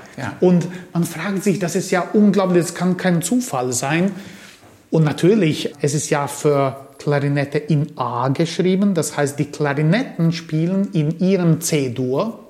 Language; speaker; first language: German; early bilingual, other home language; Croatian